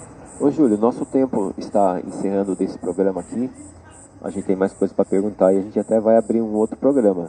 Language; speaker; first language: Portuguese; native; Portuguese